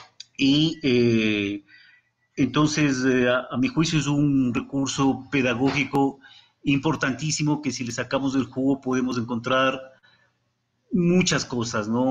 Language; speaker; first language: Spanish; native; Spanish